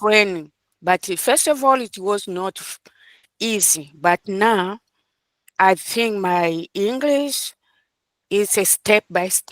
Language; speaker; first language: English; non-native, learner; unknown